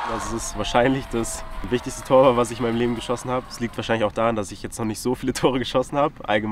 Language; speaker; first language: German; native; German